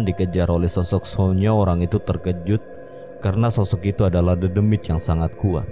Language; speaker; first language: Indonesian; native; Indonesian